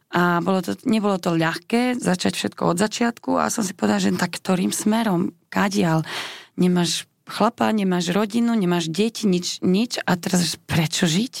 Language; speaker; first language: Slovak; non-native, local second language; Hungarian